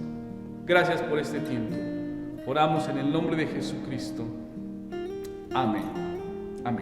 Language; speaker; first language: Spanish; native; Spanish